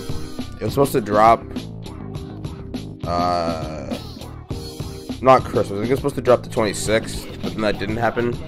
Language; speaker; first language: English; native; English